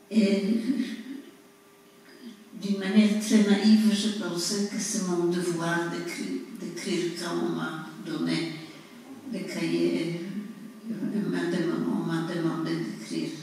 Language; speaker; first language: French; non-native, fluent; Polish